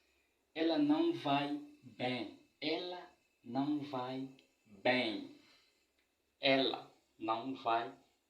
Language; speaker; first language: Portuguese; non-native, fluent; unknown